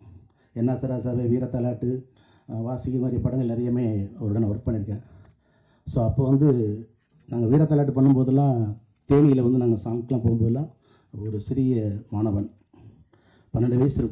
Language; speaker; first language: Tamil; native; Tamil